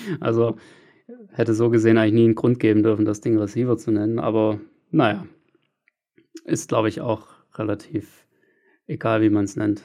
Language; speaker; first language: German; native; German